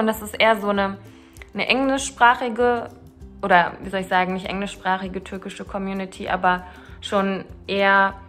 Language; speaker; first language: German; early bilingual, other home language; Turkish